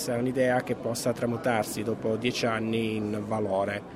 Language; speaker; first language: Italian; native; Italian